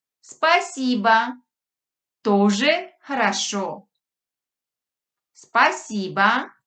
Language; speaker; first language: Russian; non-native, fluent; Korean